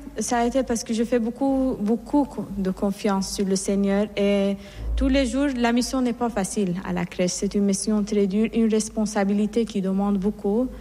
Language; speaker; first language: French; non-native, fluent; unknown